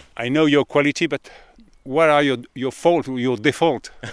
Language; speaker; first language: English; non-native, learner; French